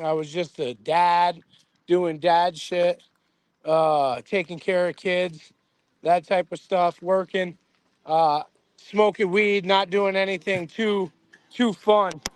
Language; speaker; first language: English; native; English